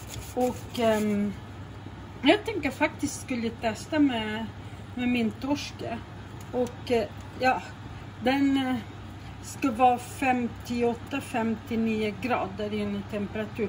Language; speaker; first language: Swedish; non-native, fluent; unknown